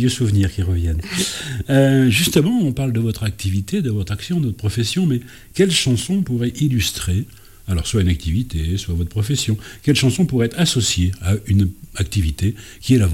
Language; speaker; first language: French; native; French